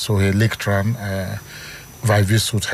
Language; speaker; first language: Dutch; non-native, learner; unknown